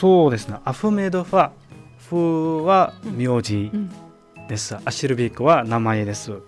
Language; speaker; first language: Japanese; non-native, fluent; Uzbek